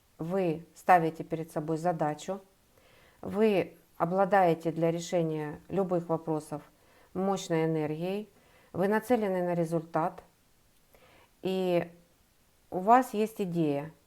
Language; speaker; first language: Russian; native; Russian